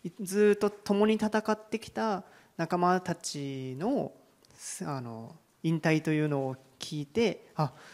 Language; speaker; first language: Japanese; native; Japanese